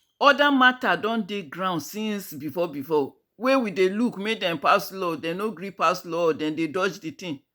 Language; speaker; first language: Nigerian Pidgin; native; Nigerian Pidgin